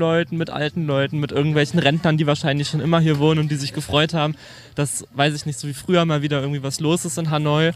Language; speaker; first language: German; native; German